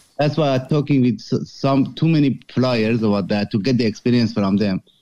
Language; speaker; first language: English; non-native, fluent; Persian